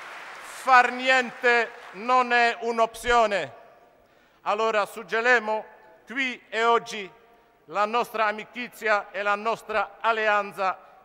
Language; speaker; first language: Italian; non-native, fluent; Dutch